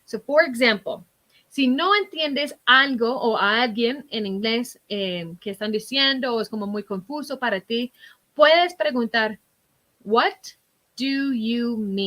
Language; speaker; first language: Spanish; non-native, fluent; English